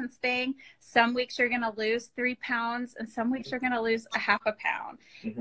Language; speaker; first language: English; native; English